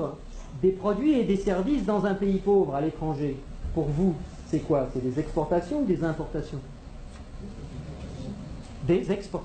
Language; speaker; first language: French; native; French